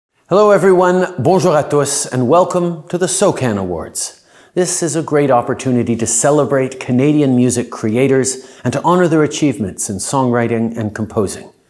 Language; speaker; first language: English; early bilingual, other home language; French